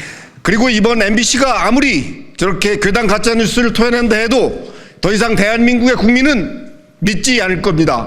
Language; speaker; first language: Korean; native; Korean